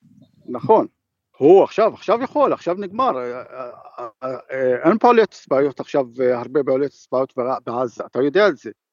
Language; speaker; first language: Hebrew; non-native, fluent; Arabic